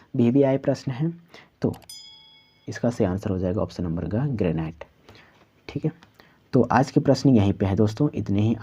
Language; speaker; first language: Hindi; non-native, local second language; Santali